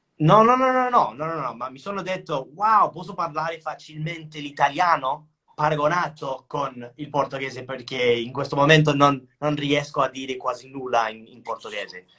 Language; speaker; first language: Italian; non-native, fluent; English